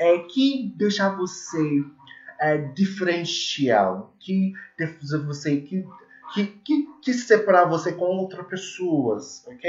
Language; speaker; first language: Portuguese; non-native, learner; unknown